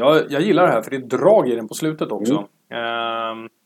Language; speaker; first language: Swedish; native; Swedish